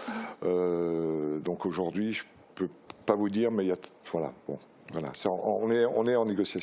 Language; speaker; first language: French; native; French